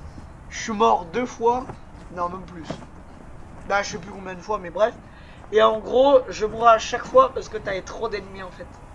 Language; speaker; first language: French; native; French